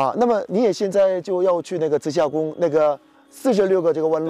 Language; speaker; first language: Chinese; non-native, fluent; Korean